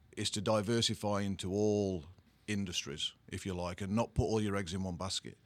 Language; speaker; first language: English; native; English